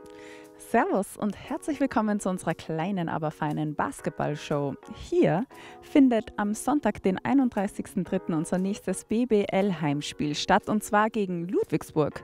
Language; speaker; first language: German; native; German